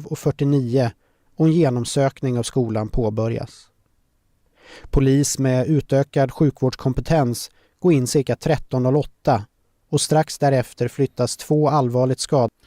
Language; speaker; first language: Swedish; native; Swedish